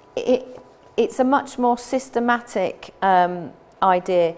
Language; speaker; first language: English; native; English